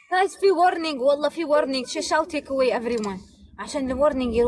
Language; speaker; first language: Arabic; non-native, learner; Pashto